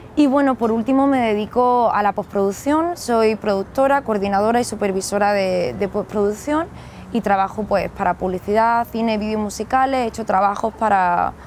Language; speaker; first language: Spanish; native; Spanish